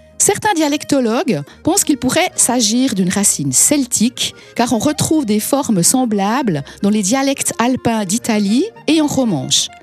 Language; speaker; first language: French; native; French